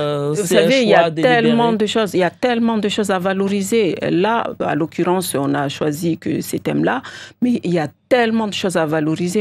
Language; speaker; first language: French; non-native, local second language; Comorian